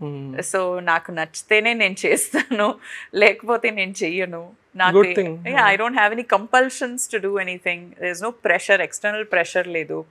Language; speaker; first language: Telugu; non-native, fluent; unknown